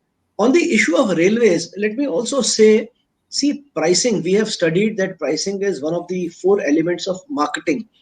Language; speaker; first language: English; non-native, local second language; Hindi